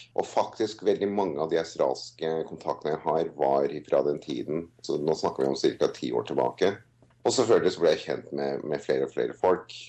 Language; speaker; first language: Norwegian; non-native, fluent; English